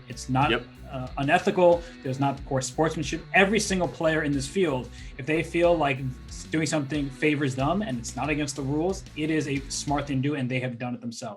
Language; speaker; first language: English; native; English